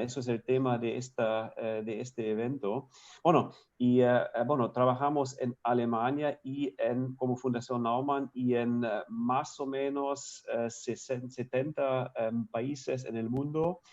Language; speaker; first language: Spanish; non-native, fluent; German